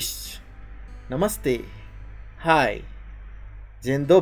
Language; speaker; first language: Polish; non-native, learner; Nepali